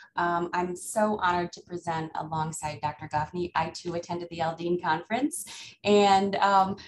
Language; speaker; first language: English; native; English